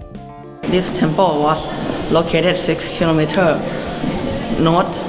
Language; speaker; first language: English; non-native, learner; Thai